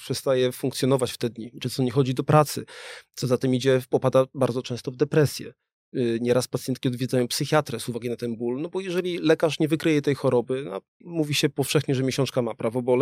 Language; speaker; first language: Polish; native; Polish